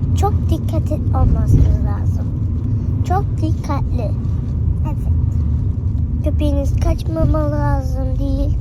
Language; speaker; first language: Turkish; early bilingual, heritage; Turkish